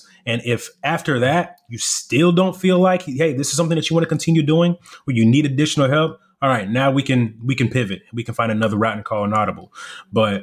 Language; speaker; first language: English; early bilingual, other home language; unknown